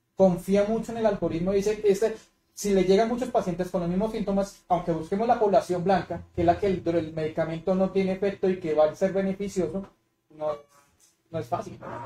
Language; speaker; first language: Spanish; native; Spanish